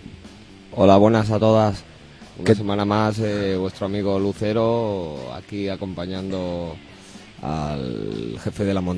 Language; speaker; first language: Spanish; native; Spanish